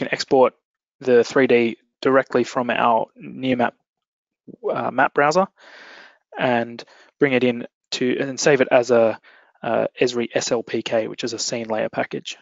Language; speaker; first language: English; native; English